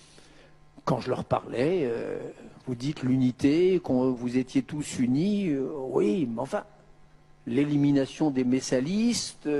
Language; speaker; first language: French; native; French